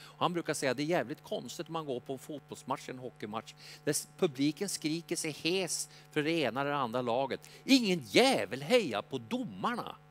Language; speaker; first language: Swedish; native; Swedish